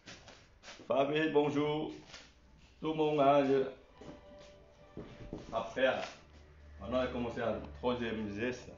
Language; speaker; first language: French; non-native, learner; Chinese